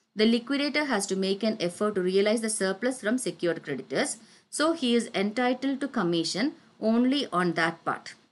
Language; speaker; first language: English; non-native, local second language; Malayalam